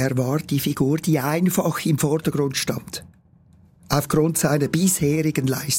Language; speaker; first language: German; native; German